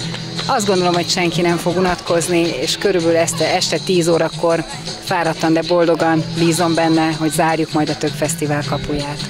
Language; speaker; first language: Hungarian; native; Hungarian